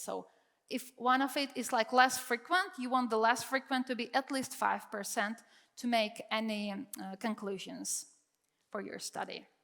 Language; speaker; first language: English; non-native, fluent; Czech